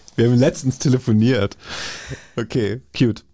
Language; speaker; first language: German; native; German